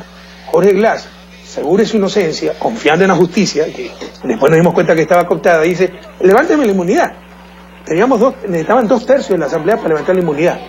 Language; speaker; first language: Spanish; native; Spanish